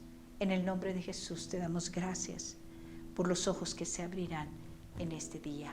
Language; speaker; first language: Spanish; native; Spanish